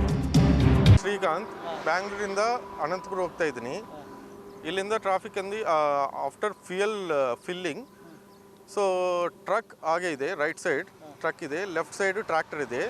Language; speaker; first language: Kannada; non-native, learner; Telugu